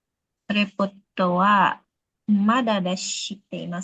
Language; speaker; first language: Japanese; non-native, learner; Indonesian